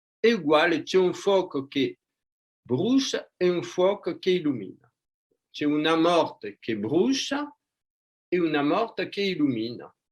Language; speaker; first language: Italian; non-native, fluent; French